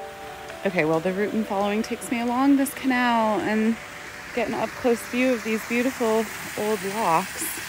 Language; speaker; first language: English; native; English